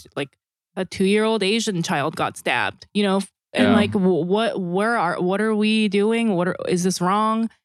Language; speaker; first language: English; non-native, fluent; Korean